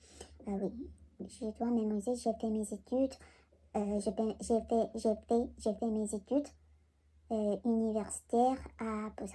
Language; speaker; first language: French; non-native, learner; Korean